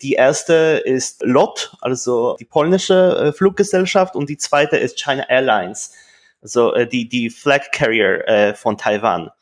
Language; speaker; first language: German; non-native, fluent; Polish